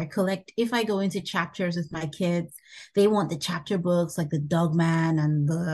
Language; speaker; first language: English; non-native, local second language; Bini